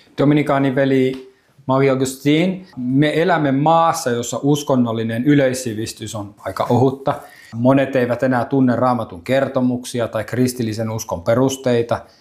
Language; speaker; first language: Finnish; native; Finnish